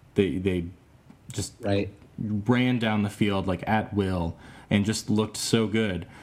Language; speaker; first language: English; native; English